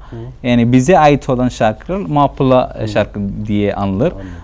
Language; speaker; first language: Turkish; non-native, fluent; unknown